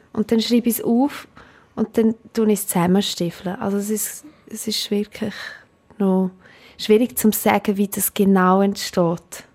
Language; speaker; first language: German; native; German